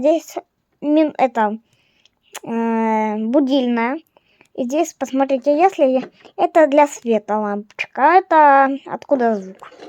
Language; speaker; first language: Russian; non-native, fluent; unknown